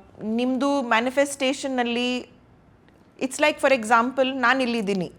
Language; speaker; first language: Kannada; non-native, local second language; Hindi